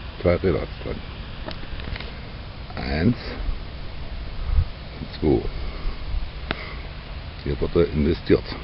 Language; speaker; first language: German; native; German